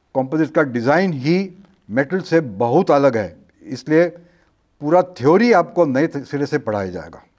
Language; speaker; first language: Hindi; non-native, local second language; Marathi